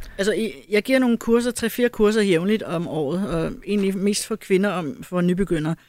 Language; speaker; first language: Danish; early bilingual, other home language; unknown